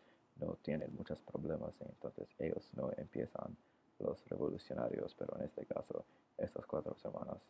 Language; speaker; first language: Spanish; non-native, learner; English